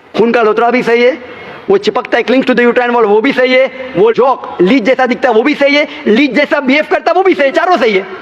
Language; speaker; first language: Hindi; non-native, local second language; Konkani